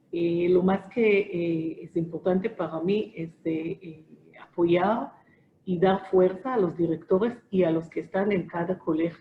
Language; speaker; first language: Spanish; non-native, fluent; Hebrew